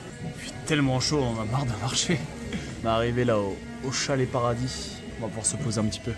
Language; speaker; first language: French; native; French